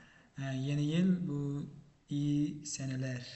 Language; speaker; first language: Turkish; non-native, fluent; Uzbek